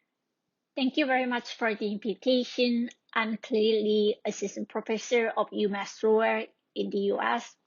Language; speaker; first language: English; non-native, fluent; Korean